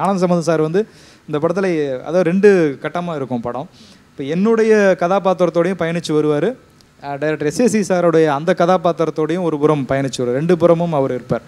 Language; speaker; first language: Tamil; native; Tamil